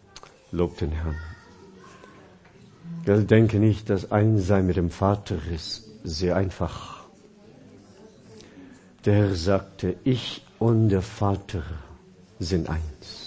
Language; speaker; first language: German; non-native, fluent; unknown